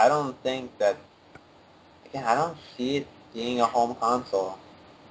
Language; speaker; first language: English; native; English